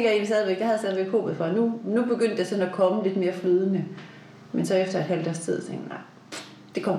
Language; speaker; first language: Danish; native; Danish